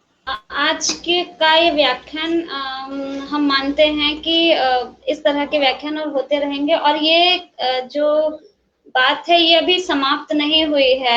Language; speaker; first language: Hindi; native; Hindi